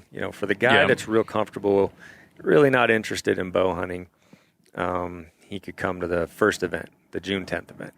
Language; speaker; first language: English; native; English